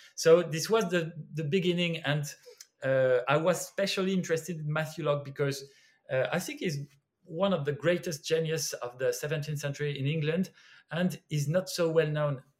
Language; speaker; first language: English; non-native, fluent; French